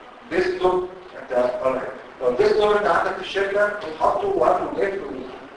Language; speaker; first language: Arabic; native; Arabic